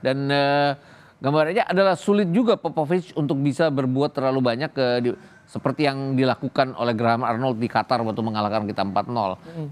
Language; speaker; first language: Indonesian; native; Indonesian